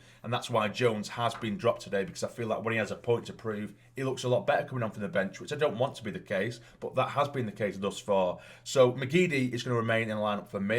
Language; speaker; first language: English; native; English